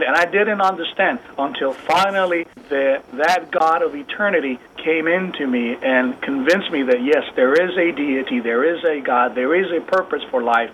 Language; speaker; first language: English; non-native, fluent; Spanish